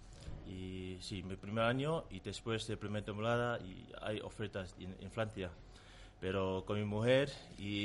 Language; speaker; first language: Spanish; non-native, learner; Tongan